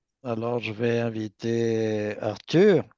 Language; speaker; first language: French; native; French